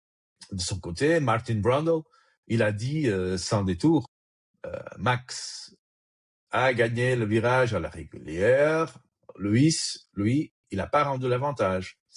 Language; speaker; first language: French; native; French